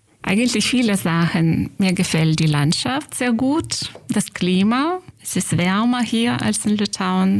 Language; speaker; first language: German; non-native, fluent; Lithuanian